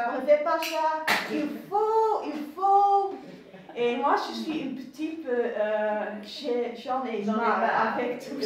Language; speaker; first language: French; non-native, learner; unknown